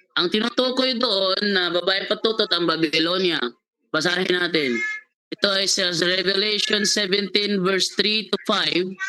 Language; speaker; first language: Filipino; non-native, local second language; Cebuano